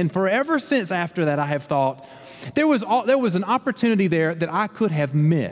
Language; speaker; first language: English; native; English